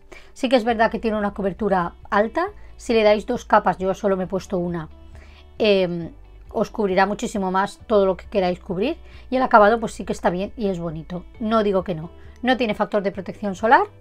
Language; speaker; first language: Spanish; native; Spanish